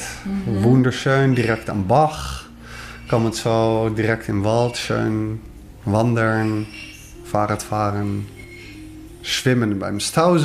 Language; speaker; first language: German; non-native, learner; Dutch